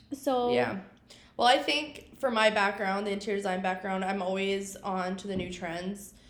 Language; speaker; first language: English; native; English